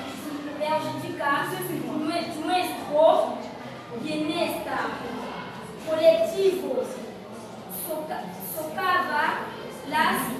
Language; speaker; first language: Spanish; non-native, learner; French